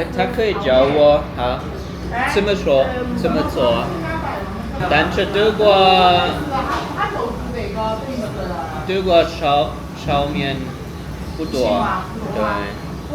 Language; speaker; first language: Chinese; non-native, learner; German